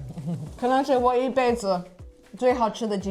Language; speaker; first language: Chinese; non-native, learner; English